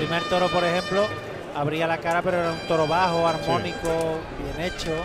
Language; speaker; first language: Spanish; native; Spanish